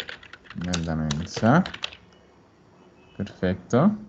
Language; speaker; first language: Italian; non-native, fluent; Spanish